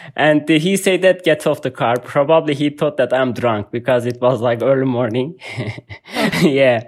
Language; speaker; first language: English; non-native, learner; Turkish